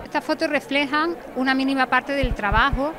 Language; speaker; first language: Spanish; native; Spanish